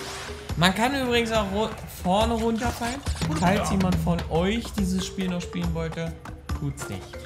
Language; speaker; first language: German; native; German